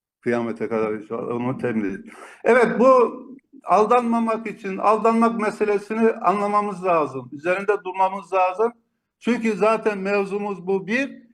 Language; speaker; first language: Turkish; native; Turkish